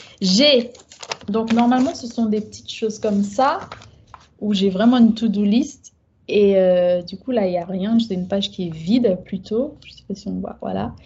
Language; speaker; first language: French; native; French